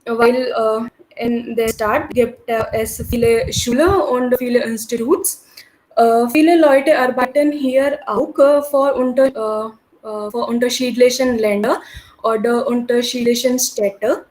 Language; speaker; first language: German; non-native, learner; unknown